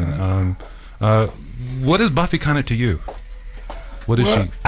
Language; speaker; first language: English; native; English